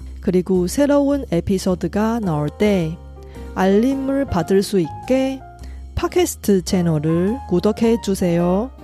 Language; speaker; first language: Korean; non-native, fluent; Chinese